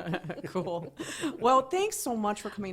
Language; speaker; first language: English; native; English